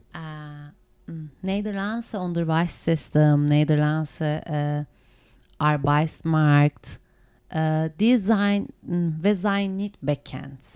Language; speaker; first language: Dutch; non-native, learner; Turkish